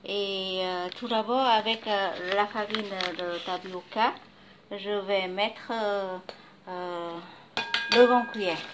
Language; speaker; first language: French; non-native, learner; Vietnamese